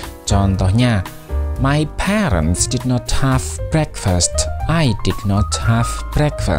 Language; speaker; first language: English; non-native, fluent; Indonesian